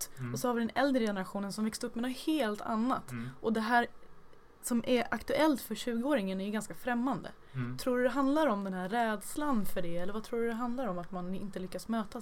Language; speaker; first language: Swedish; native; Swedish